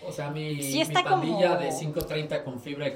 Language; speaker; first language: Spanish; native; Spanish